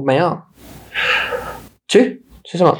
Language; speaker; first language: Chinese; non-native, learner; English